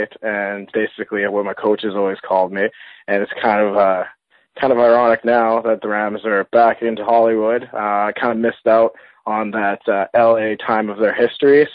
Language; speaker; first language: English; native; English